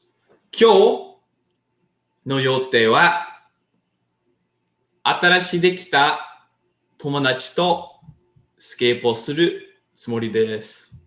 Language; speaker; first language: Japanese; non-native, learner; English